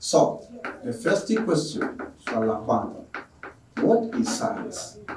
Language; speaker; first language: English; non-native, local second language; Swahili